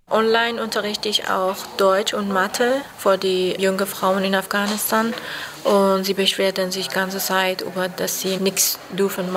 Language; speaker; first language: German; non-native, learner; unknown